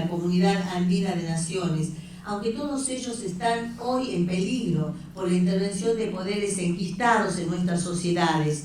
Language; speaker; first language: Spanish; native; Spanish